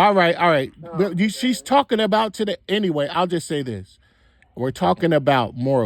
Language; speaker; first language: English; native; English